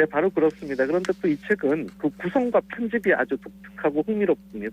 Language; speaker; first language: Korean; native; Korean